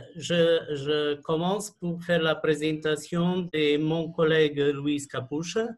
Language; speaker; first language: French; non-native, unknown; Portuguese